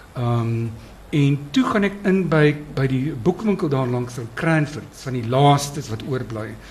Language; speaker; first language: Afrikaans; native; Afrikaans